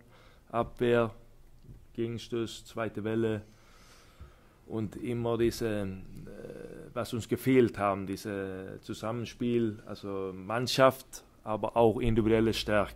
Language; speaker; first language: German; non-native, fluent; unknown